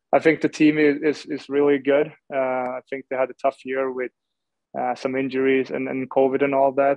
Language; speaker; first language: English; non-native, fluent; Swedish